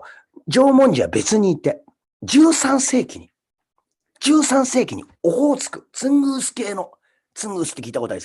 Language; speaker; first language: Japanese; native; Japanese